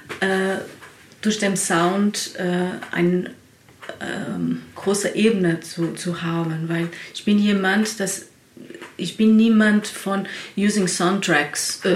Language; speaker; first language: German; non-native, learner; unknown